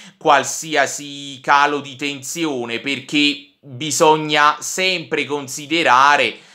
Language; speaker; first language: Italian; native; Italian